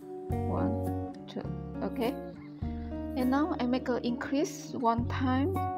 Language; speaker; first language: English; non-native, learner; Indonesian